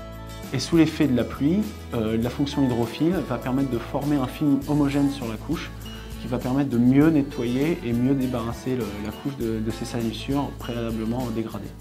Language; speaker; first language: French; native; French